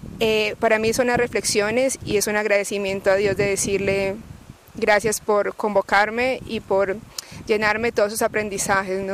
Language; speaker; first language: Spanish; native; Spanish